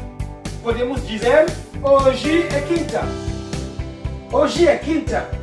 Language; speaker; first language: Portuguese; non-native, fluent; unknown